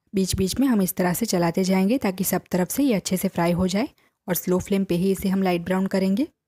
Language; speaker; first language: Hindi; non-native, local second language; Gujarati